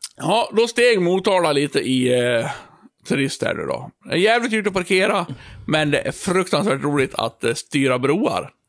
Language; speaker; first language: Swedish; native; Swedish